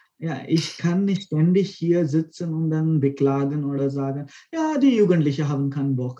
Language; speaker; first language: German; non-native, fluent; Konkani